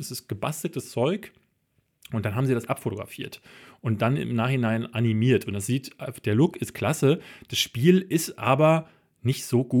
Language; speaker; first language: German; native; German